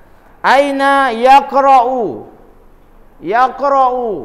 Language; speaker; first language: Arabic; non-native, fluent; Indonesian